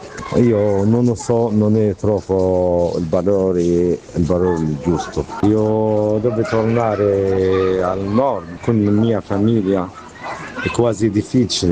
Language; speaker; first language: Italian; non-native, learner; Arabic